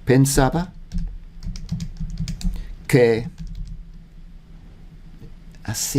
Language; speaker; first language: Spanish; non-native, learner; English